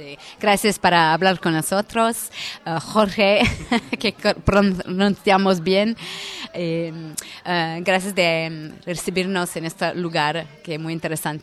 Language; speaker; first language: Spanish; non-native, learner; French